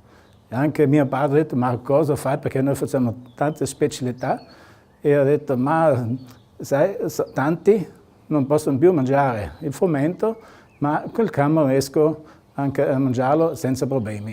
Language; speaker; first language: Italian; non-native, local second language; German